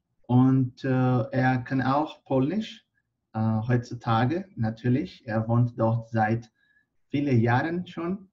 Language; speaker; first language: German; non-native, fluent; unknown